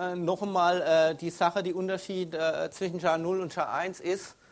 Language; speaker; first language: German; native; German